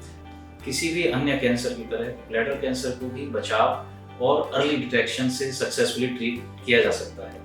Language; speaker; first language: Hindi; native; Hindi